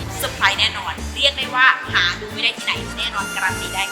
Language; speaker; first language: Thai; native; Thai